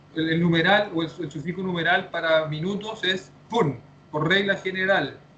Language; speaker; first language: Spanish; native; Spanish